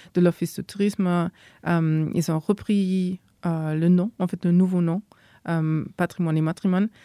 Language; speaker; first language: French; non-native, fluent; German